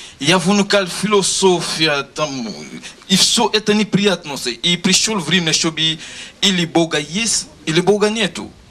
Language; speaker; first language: Russian; non-native, learner; Lingala